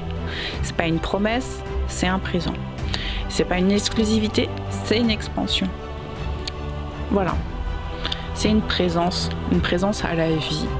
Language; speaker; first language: French; native; French